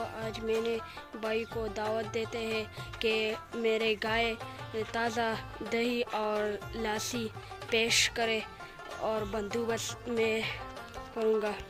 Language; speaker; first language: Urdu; non-native, local second language; Pashto